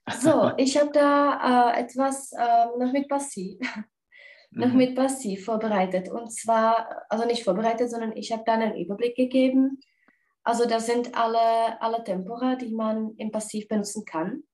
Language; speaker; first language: German; non-native, fluent; Czech